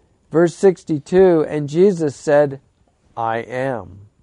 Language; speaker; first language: English; native; English